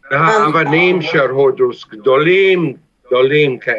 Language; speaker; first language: Hebrew; non-native, fluent; English